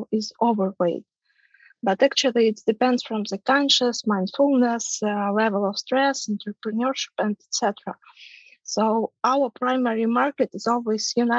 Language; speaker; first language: English; non-native, fluent; Ukrainian